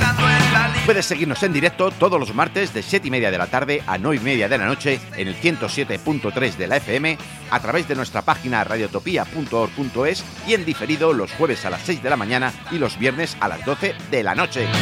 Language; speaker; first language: Spanish; native; Spanish